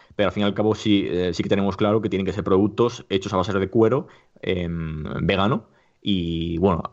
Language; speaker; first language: Spanish; native; Spanish